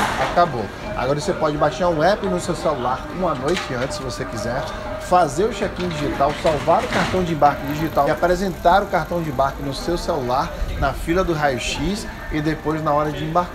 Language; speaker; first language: Portuguese; native; Portuguese